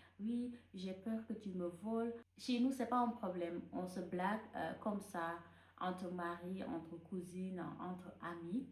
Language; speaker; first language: French; non-native, local second language; Wolof